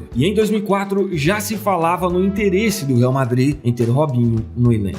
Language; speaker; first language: Portuguese; native; Portuguese